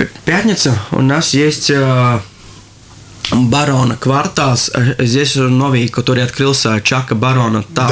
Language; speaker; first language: Russian; non-native, local second language; Latvian